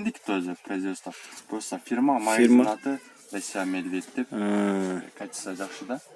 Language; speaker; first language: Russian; non-native, local second language; Kyrgyz